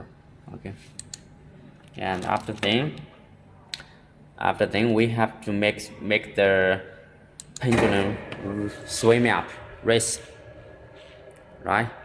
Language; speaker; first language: English; non-native, learner; Chinese